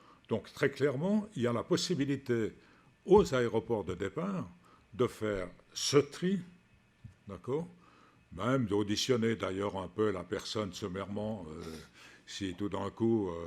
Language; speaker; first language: French; native; French